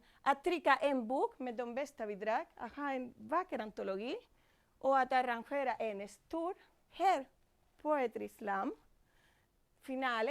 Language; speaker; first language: Swedish; non-native, fluent; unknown